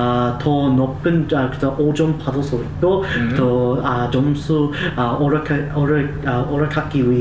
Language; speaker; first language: Korean; non-native, learner; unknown